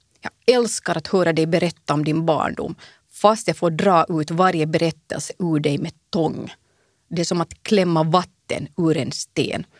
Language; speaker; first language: Swedish; native; Swedish